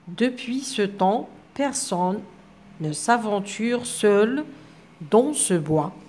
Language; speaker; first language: French; non-native, local second language; Arabic